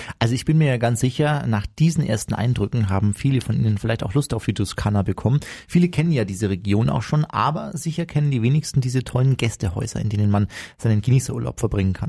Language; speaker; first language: German; native; German